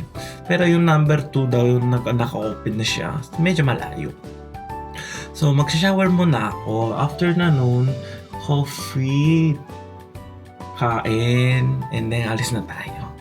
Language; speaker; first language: Filipino; early bilingual, heritage; Filipino